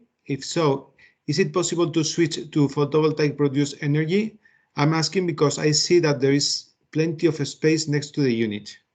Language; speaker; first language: English; non-native, fluent; Spanish